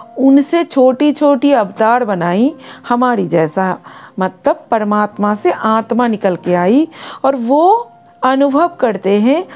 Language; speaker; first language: Hindi; non-native, local second language; Bangla